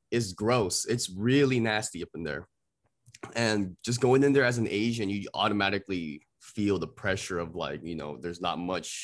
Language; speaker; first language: English; native; English